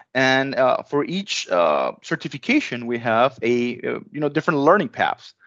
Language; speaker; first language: English; non-native, fluent; Spanish